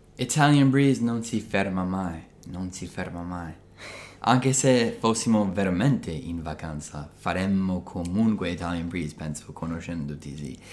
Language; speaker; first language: Italian; non-native, fluent; English